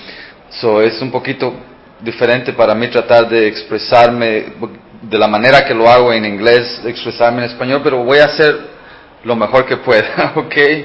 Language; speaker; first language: Spanish; early bilingual, heritage; Spanish